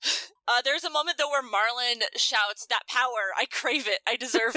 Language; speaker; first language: English; native; English